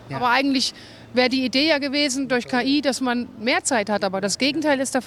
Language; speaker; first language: German; native; German